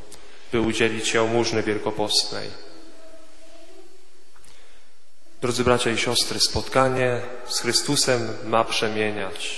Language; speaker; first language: Polish; native; Polish